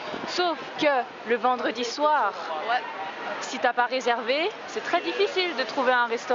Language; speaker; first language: French; native; French